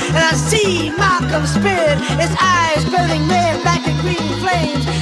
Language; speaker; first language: English; native; English